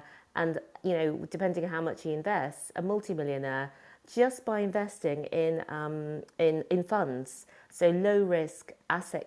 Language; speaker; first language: English; native; English